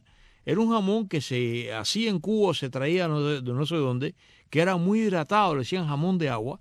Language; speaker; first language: Spanish; native; Spanish